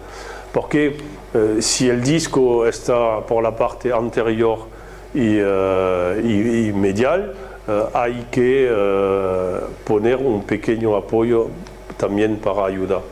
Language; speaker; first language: Spanish; non-native, fluent; French